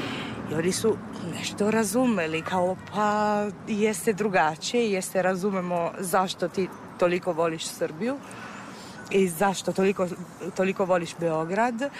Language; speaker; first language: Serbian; non-native, fluent; Italian